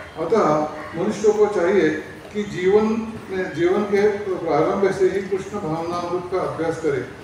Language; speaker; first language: Hindi; non-native, local second language; Marathi